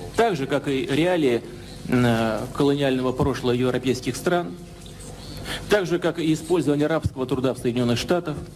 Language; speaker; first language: Russian; native; Russian